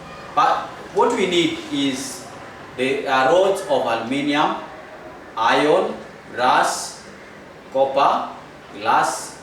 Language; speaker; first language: English; non-native, local second language; Swahili